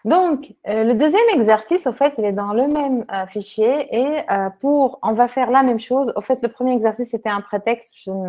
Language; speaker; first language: French; non-native, local second language; Arabic